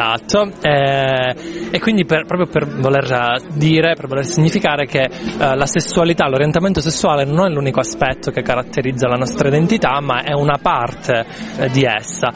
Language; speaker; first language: Italian; native; Italian